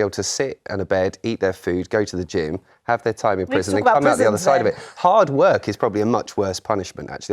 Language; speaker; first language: English; native; English